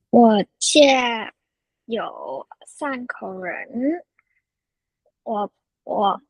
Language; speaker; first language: Chinese; non-native, learner; Vietnamese